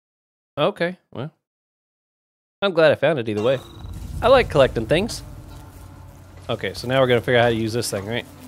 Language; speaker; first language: English; native; English